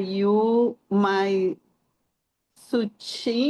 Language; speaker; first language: English; non-native, learner; Spanish